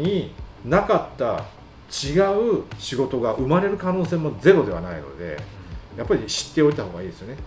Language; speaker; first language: Japanese; native; Japanese